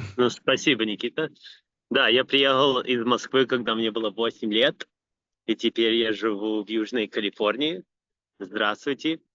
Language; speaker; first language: Russian; early bilingual, heritage; Russian